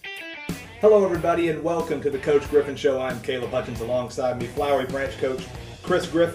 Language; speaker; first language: English; native; English